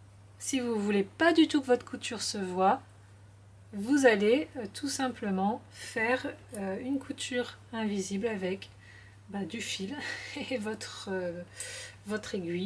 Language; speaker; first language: French; native; French